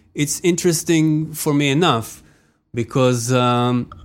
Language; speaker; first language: English; non-native, fluent; Hebrew